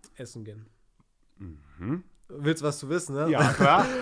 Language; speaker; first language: German; native; German